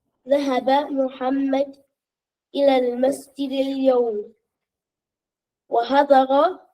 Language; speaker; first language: Arabic; non-native, learner; English